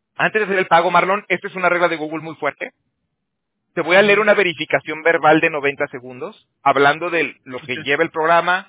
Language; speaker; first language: Spanish; native; Spanish